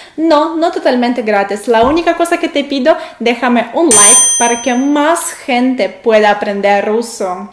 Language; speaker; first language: Spanish; non-native, fluent; Russian